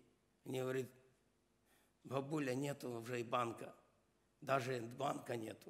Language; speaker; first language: Russian; non-native, local second language; Ukrainian